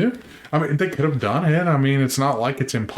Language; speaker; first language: English; native; English